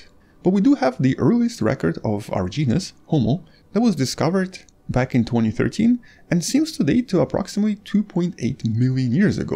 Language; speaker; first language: English; non-native, fluent; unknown